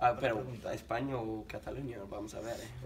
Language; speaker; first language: Spanish; non-native, learner; English